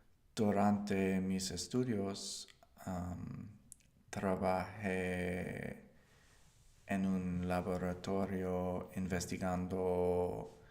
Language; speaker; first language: Spanish; non-native, learner; English